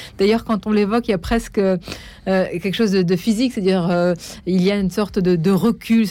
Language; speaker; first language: French; non-native, local second language; Arabic